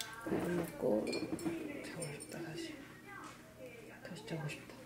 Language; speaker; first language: Korean; native; Korean